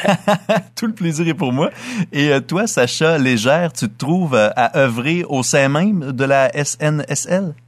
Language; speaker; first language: French; native; French